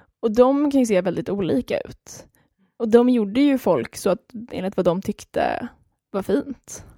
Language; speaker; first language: Swedish; native; Swedish